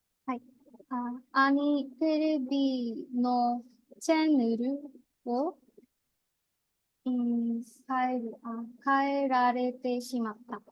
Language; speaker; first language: Japanese; non-native, learner; Bangla